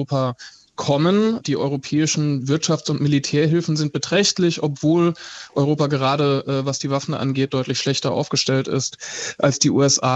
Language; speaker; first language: German; native; German